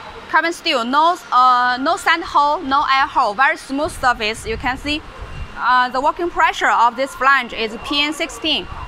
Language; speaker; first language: English; non-native, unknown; Chinese